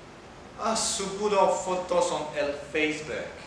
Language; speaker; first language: Spanish; non-native, learner; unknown